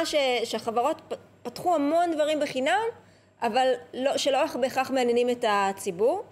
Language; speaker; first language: Hebrew; native; Hebrew